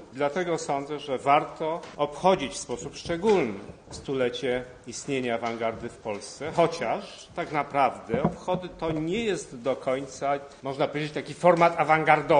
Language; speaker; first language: Polish; native; Polish